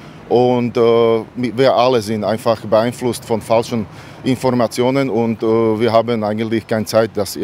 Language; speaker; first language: German; non-native, learner; Slovak